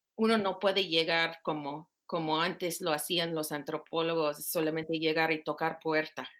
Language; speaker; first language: Spanish; non-native, fluent; English